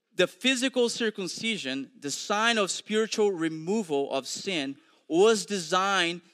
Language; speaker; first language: English; non-native, fluent; Portuguese